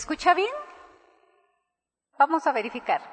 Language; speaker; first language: Spanish; native; Spanish